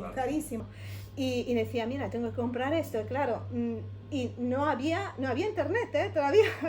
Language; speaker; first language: Spanish; non-native, fluent; Italian